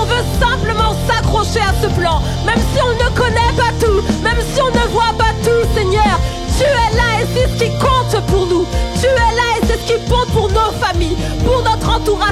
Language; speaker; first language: French; native; French